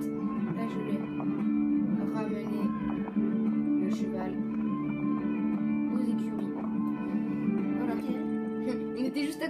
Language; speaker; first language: French; native; French